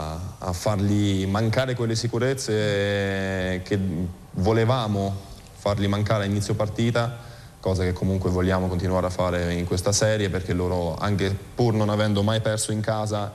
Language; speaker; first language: Italian; native; Italian